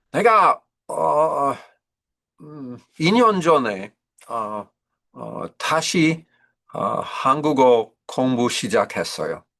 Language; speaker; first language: Korean; non-native, learner; English